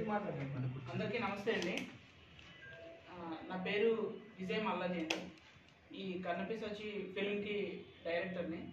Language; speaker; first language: Telugu; native; Telugu